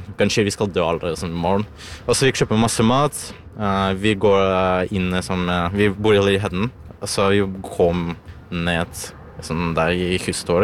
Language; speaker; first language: Norwegian; early bilingual, other home language; Ukrainian